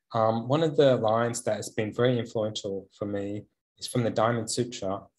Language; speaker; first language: English; native; English